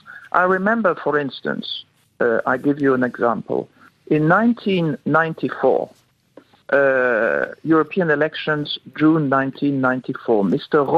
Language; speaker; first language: English; non-native, fluent; French